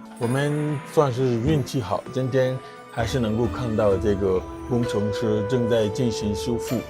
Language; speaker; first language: Chinese; non-native, fluent; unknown